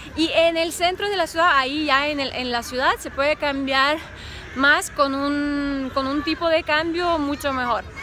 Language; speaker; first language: Spanish; non-native, fluent; Ukrainian